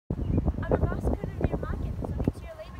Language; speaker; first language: German; non-native, learner; English